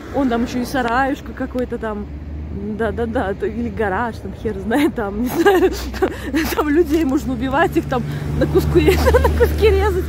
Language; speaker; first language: Russian; native; Russian